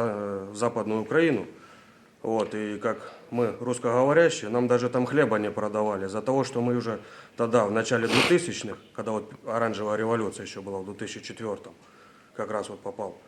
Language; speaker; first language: Russian; native; Russian